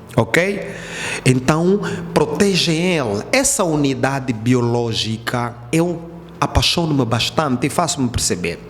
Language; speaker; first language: Portuguese; native; Portuguese